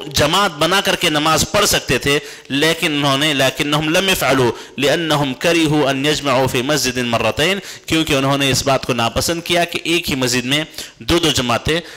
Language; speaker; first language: Urdu; native; Urdu